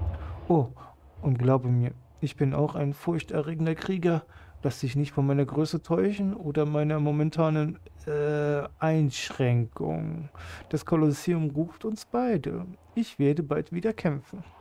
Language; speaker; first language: German; native; German